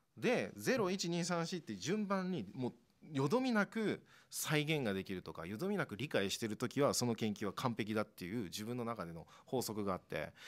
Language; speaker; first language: Japanese; native; Japanese